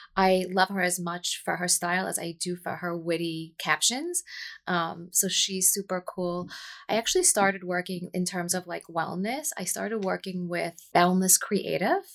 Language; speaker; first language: English; native; English